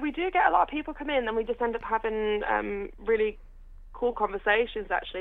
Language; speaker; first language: English; native; English